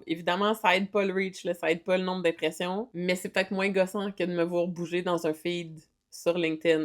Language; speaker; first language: French; native; French